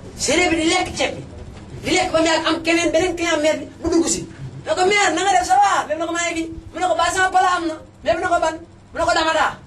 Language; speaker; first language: Wolof; non-native, local second language; Fula